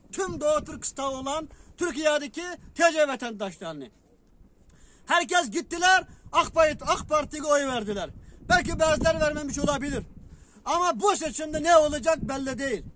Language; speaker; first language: Turkish; non-native, learner; Uyghur